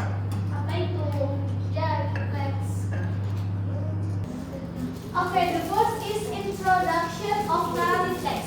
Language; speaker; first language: English; non-native, learner; Indonesian